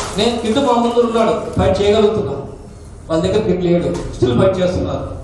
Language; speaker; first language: Telugu; non-native, local second language; Urdu